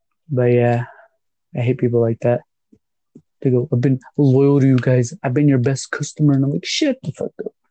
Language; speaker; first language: English; native; English